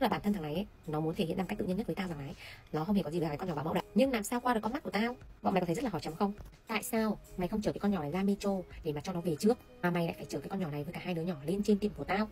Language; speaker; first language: Vietnamese; native; Vietnamese